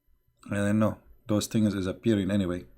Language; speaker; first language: English; non-native, fluent; Arabic